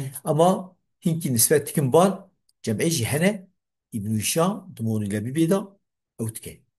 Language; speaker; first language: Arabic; non-native, learner; Kurdish